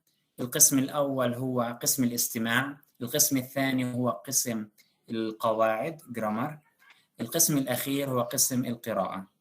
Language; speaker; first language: Arabic; native; Arabic